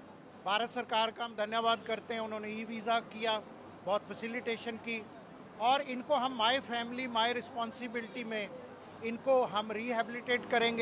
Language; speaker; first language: Hindi; native; Hindi